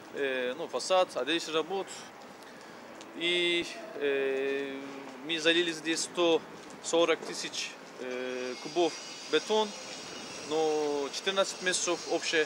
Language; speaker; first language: Russian; non-native, learner; Turkish